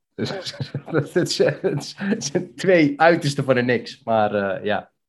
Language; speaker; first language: Dutch; early bilingual, other home language; Bosnian